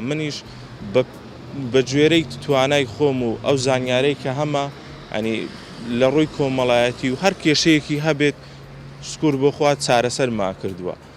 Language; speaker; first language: Central Kurdish; native; Central Kurdish